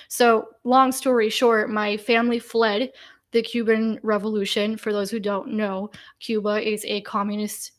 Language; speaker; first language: English; native; English